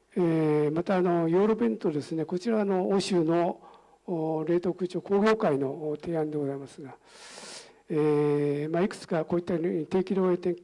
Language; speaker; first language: Japanese; native; Japanese